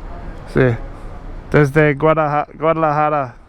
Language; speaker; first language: Spanish; non-native, learner; English